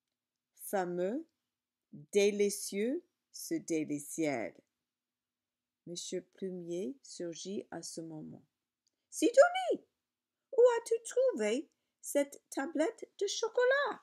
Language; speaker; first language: French; non-native, learner; English